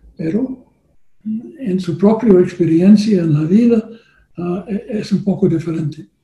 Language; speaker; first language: Spanish; non-native, learner; English